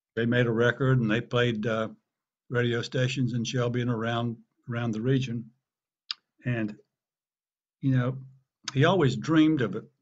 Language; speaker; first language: English; native; English